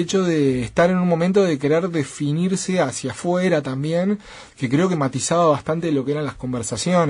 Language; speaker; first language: Spanish; native; Spanish